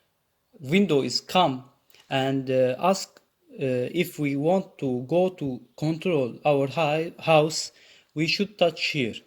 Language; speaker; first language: English; non-native, learner; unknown